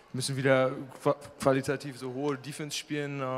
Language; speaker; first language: German; native; German